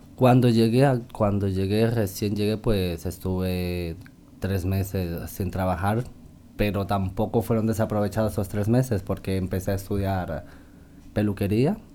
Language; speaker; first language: Spanish; native; Spanish